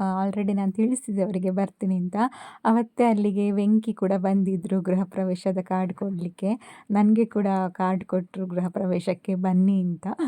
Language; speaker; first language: Kannada; native; Kannada